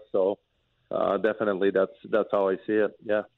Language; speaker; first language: English; non-native, fluent; French